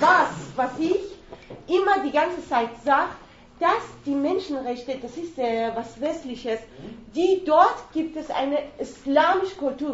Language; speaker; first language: German; non-native, fluent; Persian